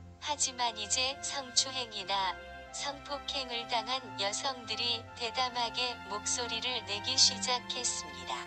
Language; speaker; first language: Korean; non-native, fluent; Japanese